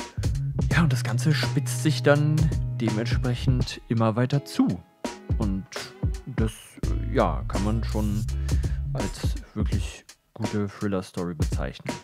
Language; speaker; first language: German; native; German